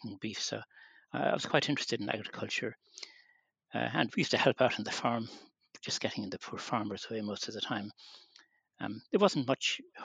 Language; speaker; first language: English; native; English